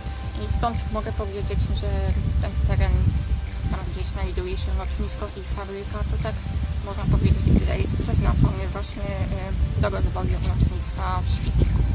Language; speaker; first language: Polish; native; Polish